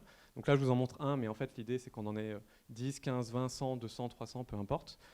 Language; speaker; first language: French; native; French